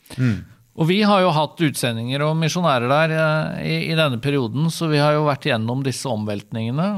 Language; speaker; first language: Norwegian; native; Norwegian